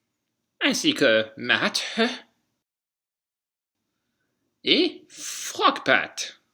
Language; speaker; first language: French; non-native, fluent; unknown